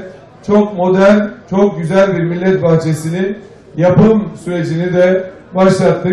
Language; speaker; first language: Turkish; native; Turkish